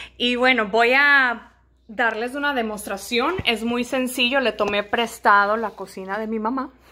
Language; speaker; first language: Spanish; early bilingual, heritage; Spanish